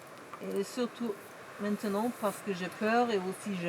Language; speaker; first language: French; non-native, fluent; German